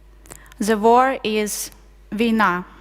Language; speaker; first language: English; non-native, fluent; Ukrainian